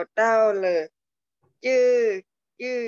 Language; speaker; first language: Chinese; non-native, learner; Thai